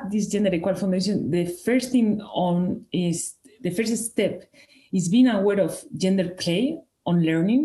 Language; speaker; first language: English; non-native, fluent; Spanish